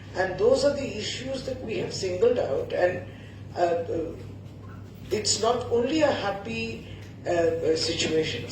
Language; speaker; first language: English; non-native, local second language; Bangla